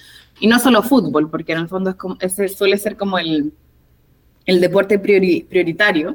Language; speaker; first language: Spanish; native; Spanish